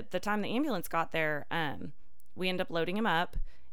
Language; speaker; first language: English; native; English